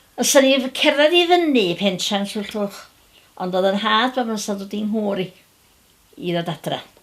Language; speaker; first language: Welsh; native; Welsh